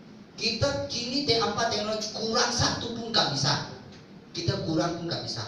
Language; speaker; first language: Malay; non-native, local second language; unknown